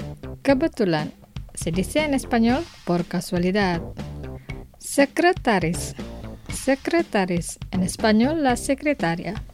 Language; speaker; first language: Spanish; non-native, fluent; Indonesian